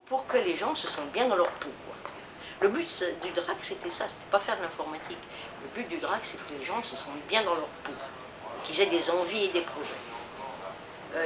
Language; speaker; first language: French; native; French